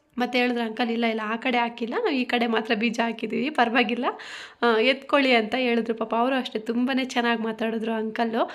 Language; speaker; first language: Kannada; non-native, local second language; Telugu